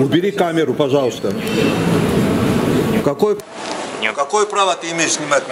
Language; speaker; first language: Russian; non-native, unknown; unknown